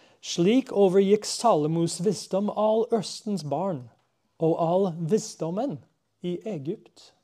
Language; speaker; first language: Norwegian; non-native, fluent; English